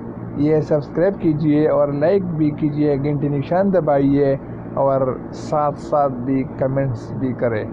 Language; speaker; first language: Hindi; non-native, local second language; Pashto